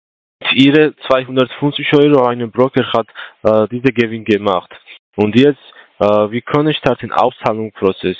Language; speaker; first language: German; non-native, learner; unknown